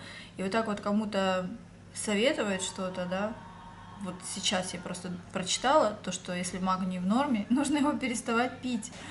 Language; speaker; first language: Russian; native; Russian